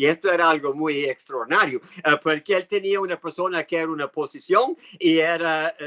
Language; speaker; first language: Spanish; non-native, fluent; English